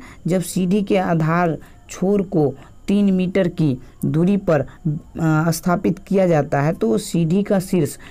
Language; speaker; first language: Hindi; native; Hindi